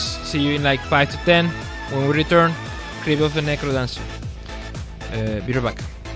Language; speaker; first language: English; early bilingual, other home language; Spanish